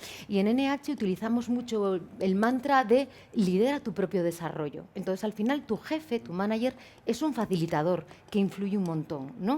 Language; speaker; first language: Spanish; native; Spanish